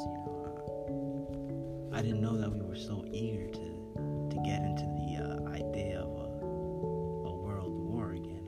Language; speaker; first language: English; native; English